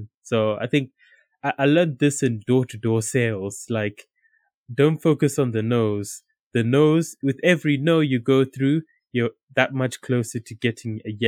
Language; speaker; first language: English; non-native, local second language; Shona